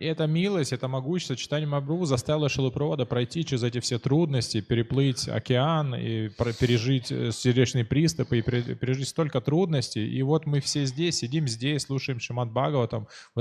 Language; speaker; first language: Russian; native; Russian